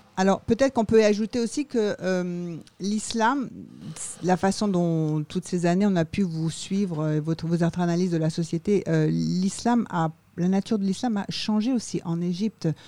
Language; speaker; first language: French; native; French